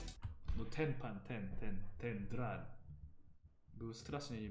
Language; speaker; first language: Polish; non-native, learner; Korean